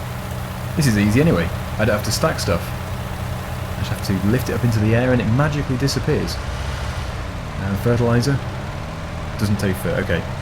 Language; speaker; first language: English; native; English